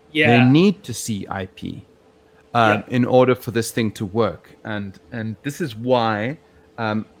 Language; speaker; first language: English; native; English